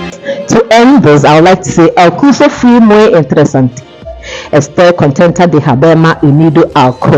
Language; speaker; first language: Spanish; non-native, learner; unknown